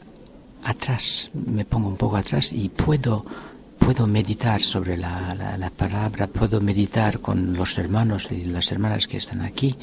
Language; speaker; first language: Spanish; non-native, fluent; French